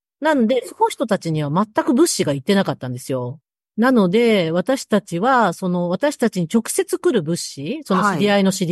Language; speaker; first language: Japanese; native; Japanese